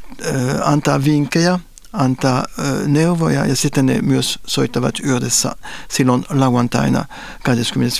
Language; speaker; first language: Finnish; non-native, fluent; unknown